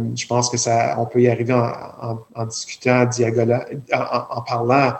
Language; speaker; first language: French; native; French